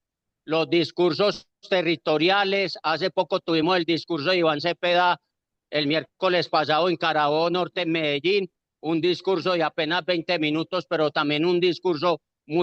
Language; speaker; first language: Spanish; native; Spanish